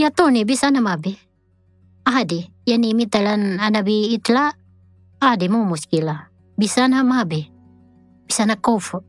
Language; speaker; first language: Arabic; non-native, learner; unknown